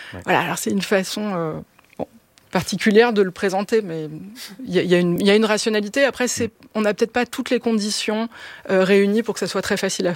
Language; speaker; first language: French; native; French